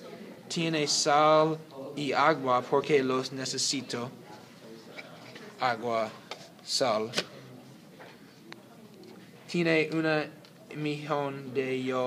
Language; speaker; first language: Spanish; non-native, learner; English